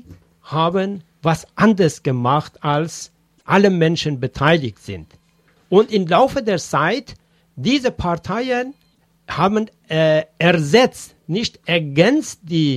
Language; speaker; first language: German; non-native, fluent; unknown